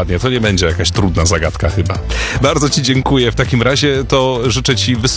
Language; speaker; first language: Polish; native; Polish